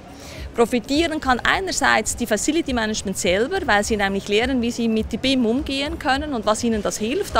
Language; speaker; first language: German; native; German